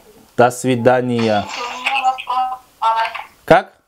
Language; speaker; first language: Russian; non-native, local second language; Kyrgyz